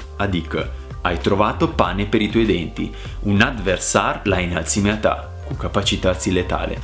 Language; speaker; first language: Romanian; non-native, fluent; Italian